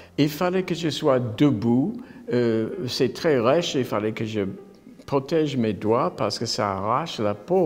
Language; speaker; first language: French; non-native, fluent; English